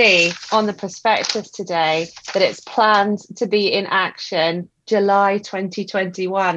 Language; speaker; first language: English; native; English